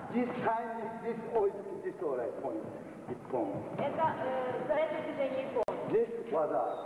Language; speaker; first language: English; non-native, learner; Japanese